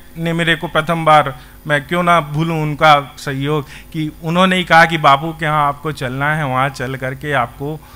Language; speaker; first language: Hindi; native; Hindi